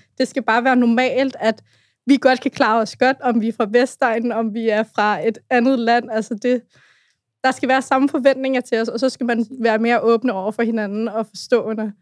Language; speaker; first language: Danish; early bilingual, other home language; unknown